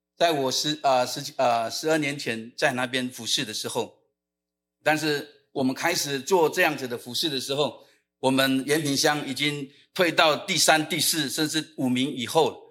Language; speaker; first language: Chinese; non-native, local second language; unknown